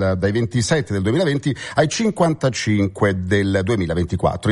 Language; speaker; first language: Italian; native; Italian